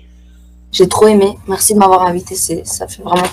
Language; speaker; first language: French; native; French